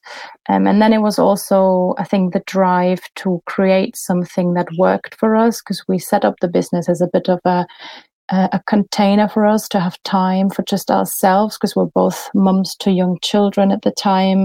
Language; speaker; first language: English; non-native, fluent; German